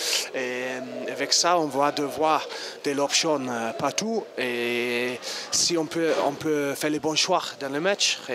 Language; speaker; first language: French; non-native, fluent; English